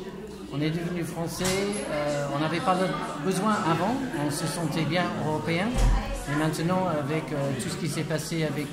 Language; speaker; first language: French; non-native, fluent; English